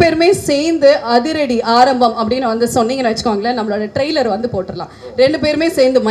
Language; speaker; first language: Tamil; native; Tamil